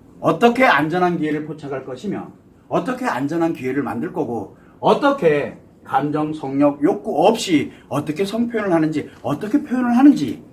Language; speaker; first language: Korean; native; Korean